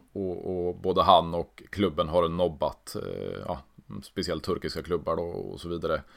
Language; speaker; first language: Swedish; native; Swedish